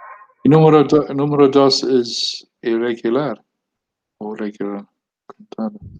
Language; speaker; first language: Spanish; non-native, learner; English